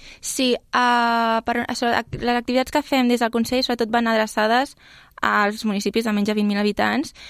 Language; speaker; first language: Catalan; native; Catalan